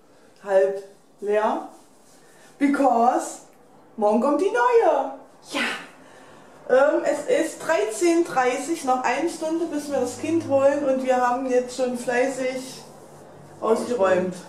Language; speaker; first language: German; native; German